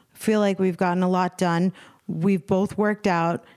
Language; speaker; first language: English; native; English